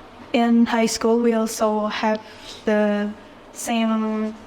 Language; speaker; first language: English; non-native, fluent; Indonesian